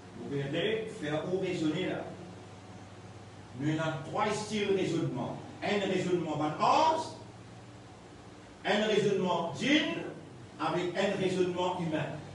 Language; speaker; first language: French; non-native, local second language; Morisyen